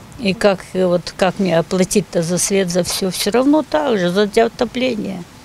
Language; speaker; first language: Russian; native; Russian